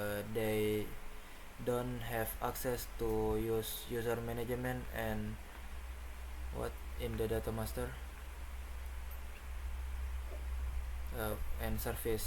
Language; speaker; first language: English; non-native, learner; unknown